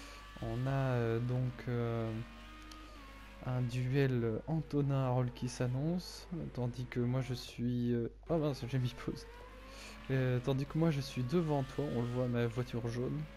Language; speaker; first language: French; native; French